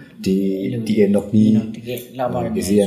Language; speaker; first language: German; non-native, learner; Burmese